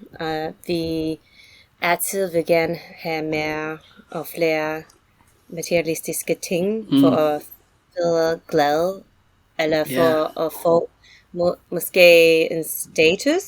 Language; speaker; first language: Danish; non-native, learner; English